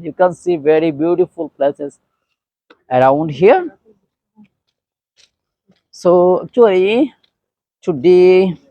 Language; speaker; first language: English; non-native, learner; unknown